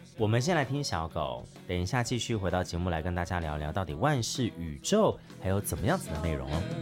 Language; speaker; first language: Chinese; native; Chinese